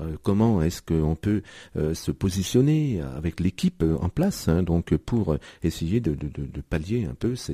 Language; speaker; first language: French; native; French